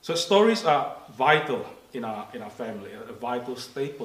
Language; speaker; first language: English; non-native, fluent; Indonesian